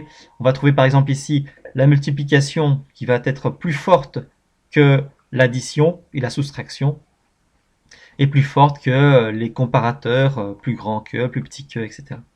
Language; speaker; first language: French; native; French